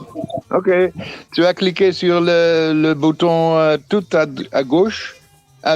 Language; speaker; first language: French; non-native, fluent; Dutch